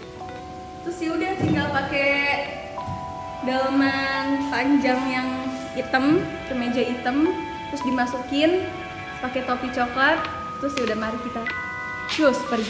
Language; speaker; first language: Indonesian; native; Indonesian